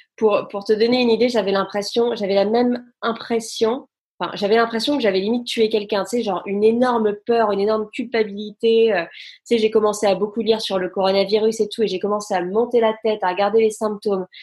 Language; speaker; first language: French; native; French